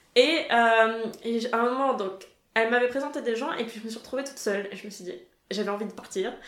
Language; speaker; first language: French; native; French